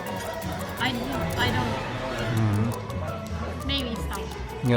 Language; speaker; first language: English; non-native, learner; Turkish